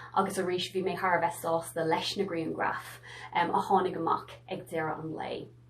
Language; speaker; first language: Irish; native; Irish